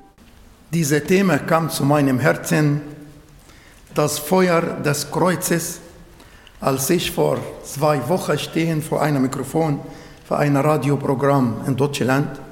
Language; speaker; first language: German; non-native, fluent; Arabic